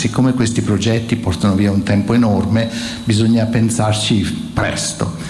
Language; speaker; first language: Italian; native; Italian